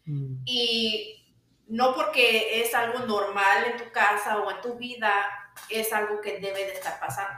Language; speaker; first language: Spanish; early bilingual, other home language; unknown